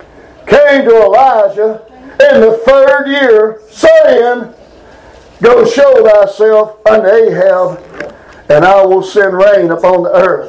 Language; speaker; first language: English; native; English